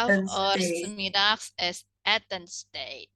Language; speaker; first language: Dutch; non-native, learner; Indonesian